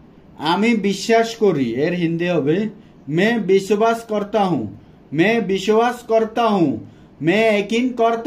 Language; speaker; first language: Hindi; non-native, fluent; Bangla